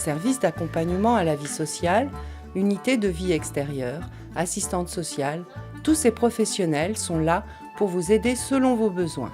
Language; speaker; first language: French; native; French